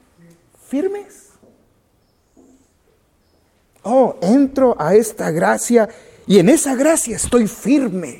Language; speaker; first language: Spanish; native; Spanish